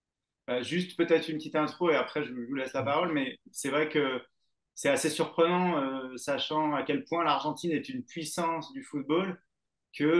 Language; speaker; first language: French; native; French